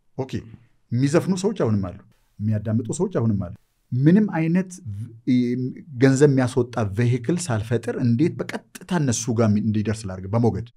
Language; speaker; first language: Amharic; native; Amharic